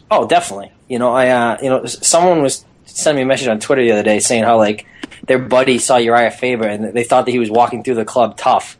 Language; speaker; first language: English; native; English